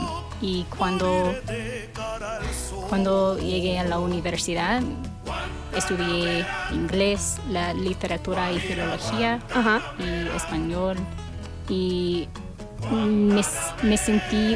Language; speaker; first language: Spanish; non-native, fluent; English